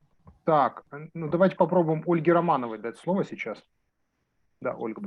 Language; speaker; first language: Russian; native; Russian